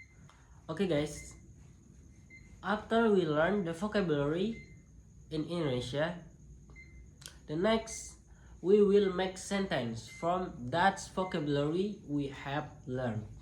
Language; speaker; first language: English; non-native, local second language; Indonesian